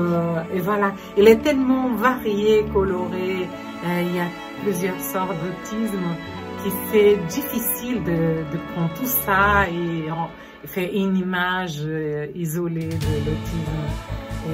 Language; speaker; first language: French; non-native, fluent; Portuguese